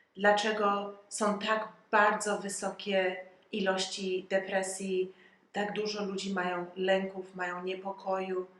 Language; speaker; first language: Polish; early bilingual, heritage; Polish